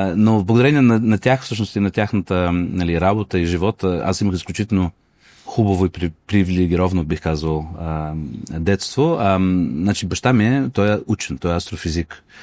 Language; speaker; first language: Bulgarian; non-native, fluent; Russian